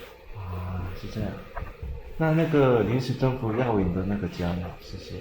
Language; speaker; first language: Chinese; non-native, fluent; Korean